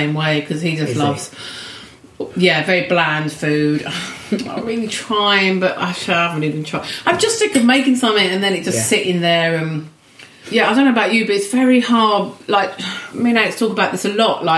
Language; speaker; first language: English; native; English